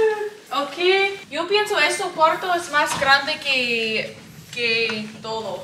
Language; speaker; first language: Spanish; non-native, learner; English